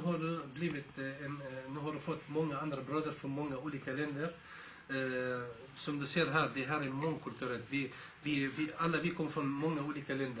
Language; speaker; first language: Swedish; early bilingual, other home language; Arabic